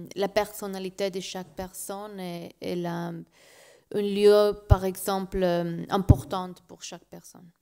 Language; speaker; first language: French; non-native, learner; Spanish